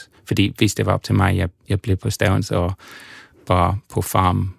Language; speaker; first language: Danish; non-native, fluent; English